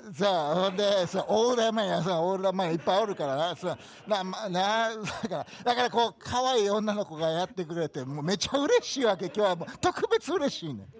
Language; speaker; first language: Japanese; native; Japanese